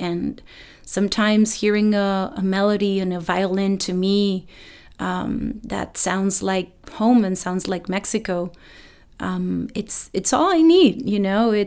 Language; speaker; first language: English; non-native, fluent; Spanish